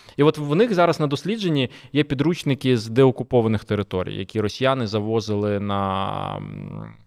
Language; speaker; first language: Ukrainian; non-native, local second language; Russian